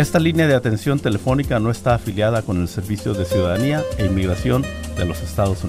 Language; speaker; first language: Spanish; native; Spanish